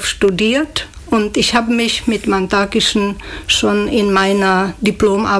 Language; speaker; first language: German; non-native, local second language; Slovak